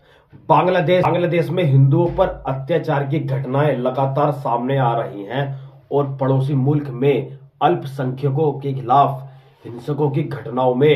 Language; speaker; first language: Hindi; native; Hindi